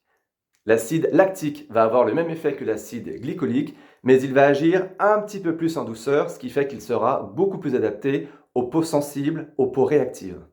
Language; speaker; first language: French; native; French